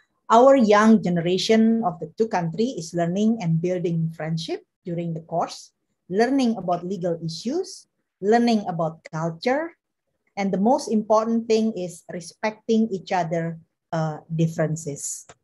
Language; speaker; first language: English; non-native, fluent; Indonesian